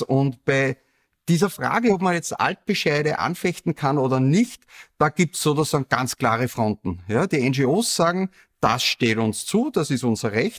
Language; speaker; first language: German; native; German